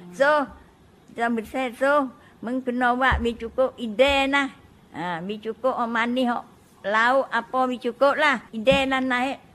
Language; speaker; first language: Malay; native; Malay